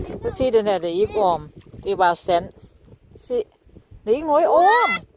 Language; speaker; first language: Danish; non-native, learner; Thai